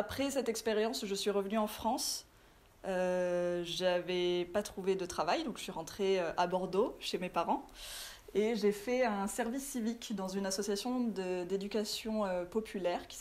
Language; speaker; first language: French; native; French